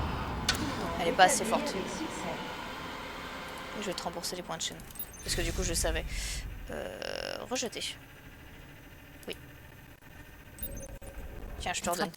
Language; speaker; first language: French; native; French